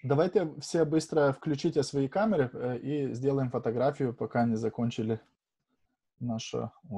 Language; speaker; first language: Russian; non-native, fluent; Lithuanian